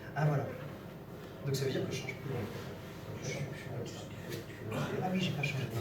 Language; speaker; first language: French; native; French